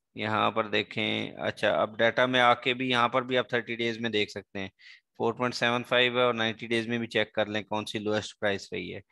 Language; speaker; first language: Urdu; non-native, local second language; Sindhi